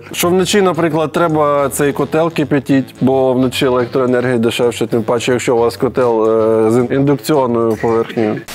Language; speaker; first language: Ukrainian; non-native, local second language; Russian